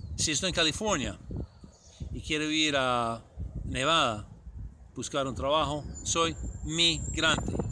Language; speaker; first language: Spanish; non-native, fluent; English